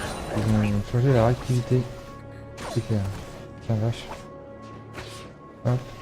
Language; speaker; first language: French; native; French